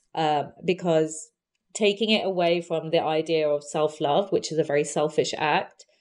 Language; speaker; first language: English; native; English